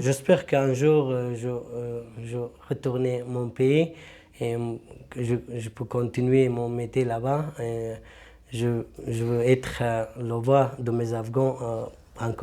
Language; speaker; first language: French; non-native, learner; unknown